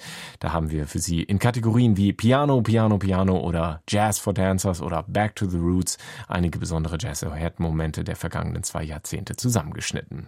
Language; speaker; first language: German; native; German